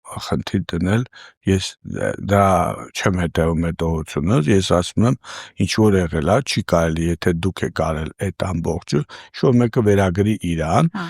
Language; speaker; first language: Armenian; native; Armenian